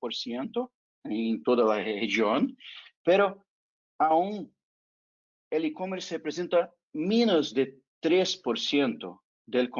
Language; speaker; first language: Spanish; non-native, fluent; Portuguese